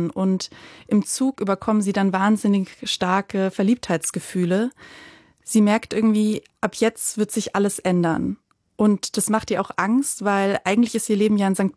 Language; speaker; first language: German; native; German